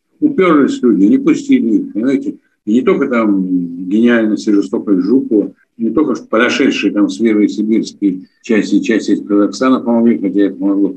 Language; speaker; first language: Russian; native; Russian